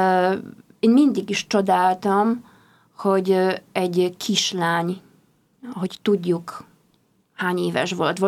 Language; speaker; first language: Hungarian; non-native, fluent; Polish